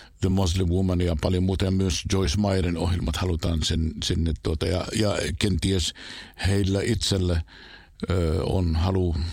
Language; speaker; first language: Finnish; non-native, fluent; Arabic